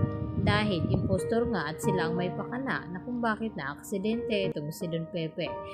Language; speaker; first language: Filipino; native; Filipino